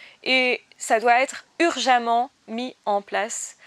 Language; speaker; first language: French; native; French